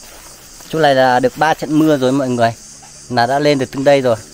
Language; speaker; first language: Vietnamese; native; Vietnamese